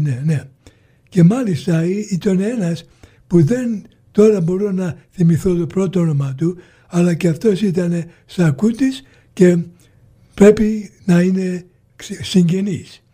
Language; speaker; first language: Greek; early bilingual, heritage; Greek